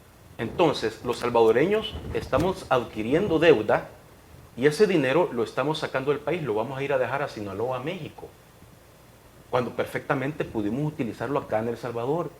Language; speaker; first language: Spanish; native; Spanish